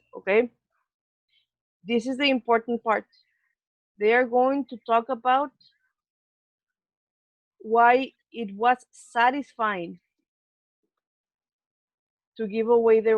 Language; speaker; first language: English; non-native, fluent; Spanish